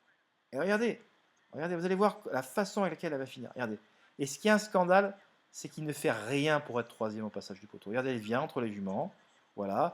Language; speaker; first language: French; native; French